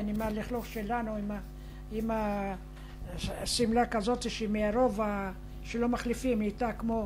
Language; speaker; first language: Hebrew; non-native, fluent; Arabic